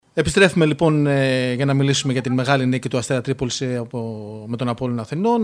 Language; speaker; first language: Greek; native; Greek